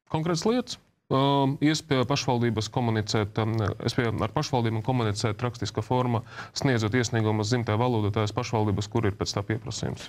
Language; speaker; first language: Latvian; non-native, local second language; Russian